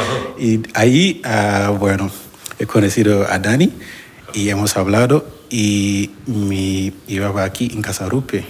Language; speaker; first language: Spanish; non-native, learner; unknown